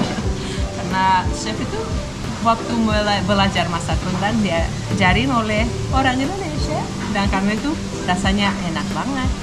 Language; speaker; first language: Indonesian; non-native, fluent; Russian